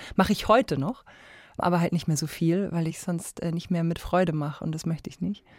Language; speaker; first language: German; native; German